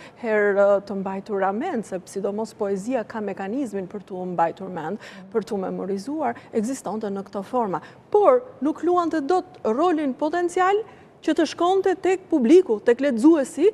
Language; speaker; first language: Albanian; native; Albanian